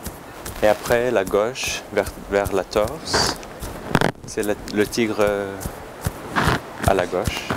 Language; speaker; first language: French; non-native, learner; English